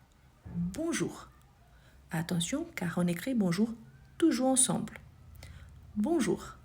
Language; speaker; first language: French; non-native, fluent; Portuguese